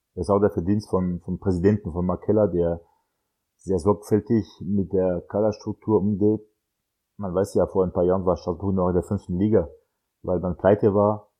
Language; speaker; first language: German; non-native, fluent; French